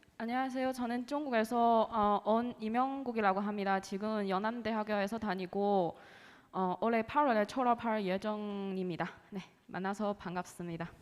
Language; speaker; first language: Korean; non-native, learner; Chinese